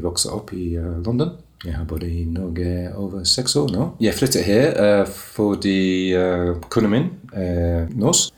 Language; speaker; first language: Norwegian; non-native, learner; English